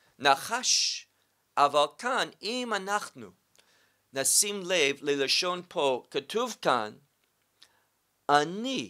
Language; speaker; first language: Hebrew; non-native, fluent; English